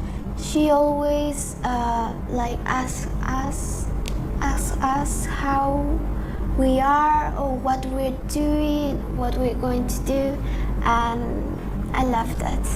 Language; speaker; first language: English; non-native, learner; Spanish